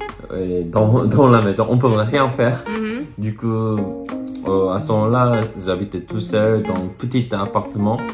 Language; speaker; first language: French; non-native, learner; Korean